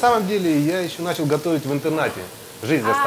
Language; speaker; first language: Russian; native; Russian